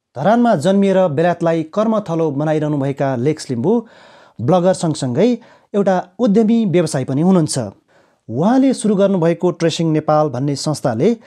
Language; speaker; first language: Nepali; native; Nepali